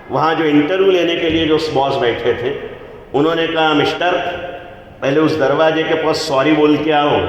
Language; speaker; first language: Hindi; non-native, local second language; Gujarati